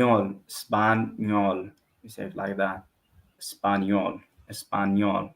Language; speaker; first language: Spanish; non-native, learner; Arabic